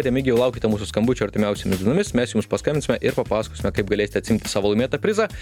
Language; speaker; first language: Lithuanian; native; Lithuanian